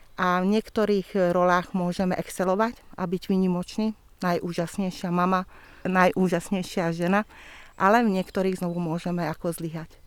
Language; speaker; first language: Slovak; non-native, local second language; Hungarian